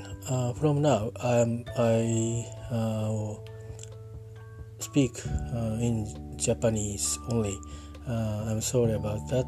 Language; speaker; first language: English; non-native, learner; Japanese